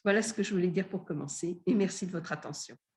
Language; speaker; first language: French; native; French